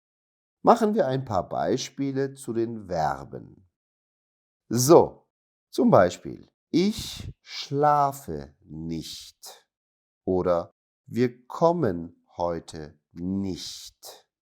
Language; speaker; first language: German; non-native, fluent; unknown